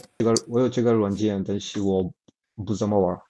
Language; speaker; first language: Chinese; non-native, learner; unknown